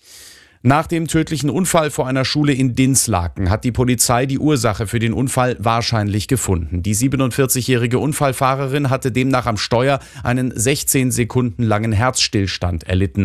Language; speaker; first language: German; native; German